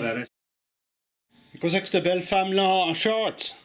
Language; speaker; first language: French; native; French